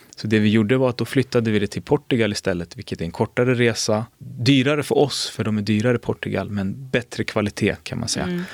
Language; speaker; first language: Swedish; native; Swedish